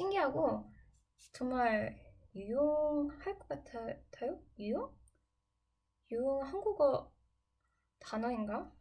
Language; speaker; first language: Korean; non-native, learner; English